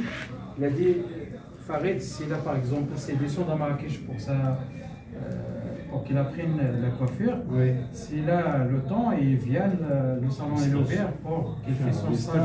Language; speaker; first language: French; non-native, local second language; Arabic